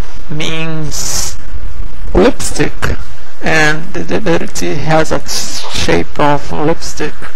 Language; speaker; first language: English; non-native, fluent; Portuguese